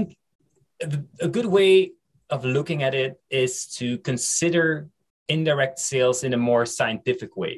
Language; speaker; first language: English; non-native, fluent; Dutch